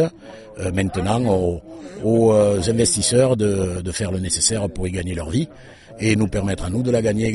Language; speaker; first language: French; native; French